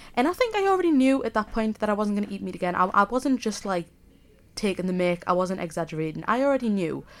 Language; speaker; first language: English; native; English